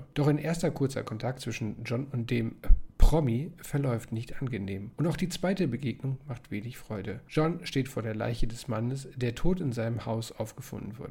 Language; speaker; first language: German; native; German